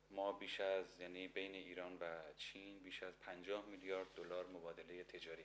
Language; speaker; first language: Persian; native; Persian